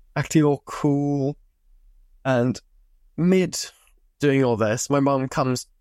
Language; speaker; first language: English; native; English